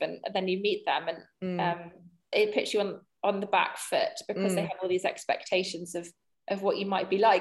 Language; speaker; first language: English; native; English